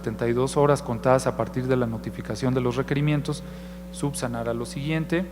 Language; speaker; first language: Spanish; native; Spanish